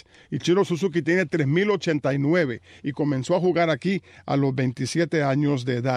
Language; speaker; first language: Spanish; native; Spanish